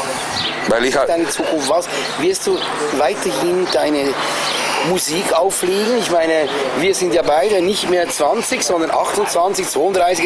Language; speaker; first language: German; native; German